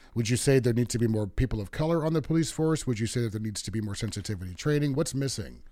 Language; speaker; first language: English; native; English